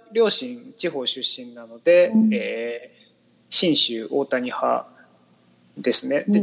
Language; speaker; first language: Japanese; native; Japanese